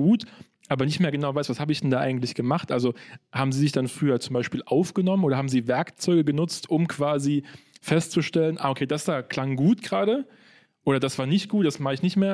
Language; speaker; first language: German; native; German